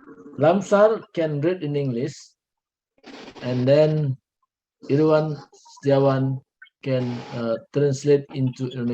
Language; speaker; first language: English; non-native, learner; Indonesian